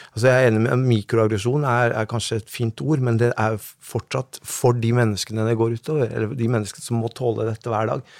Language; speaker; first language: Norwegian; early bilingual, other home language; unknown